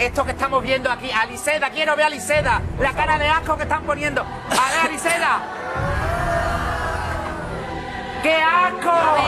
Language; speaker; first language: Spanish; native; Spanish